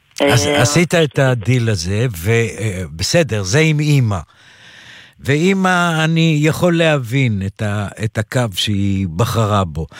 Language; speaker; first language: Hebrew; native; Hebrew